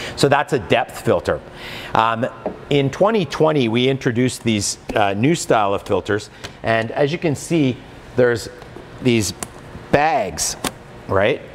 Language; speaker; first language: English; native; English